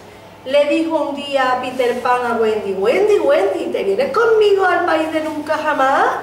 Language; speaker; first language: Spanish; native; Spanish